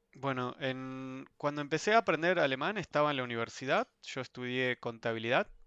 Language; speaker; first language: Spanish; native; Spanish